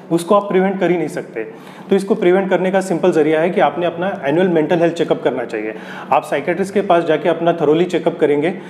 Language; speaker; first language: Hindi; non-native, local second language; Marathi